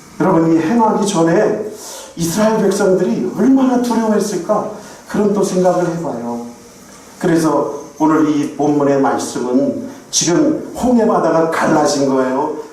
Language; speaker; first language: Korean; native; Korean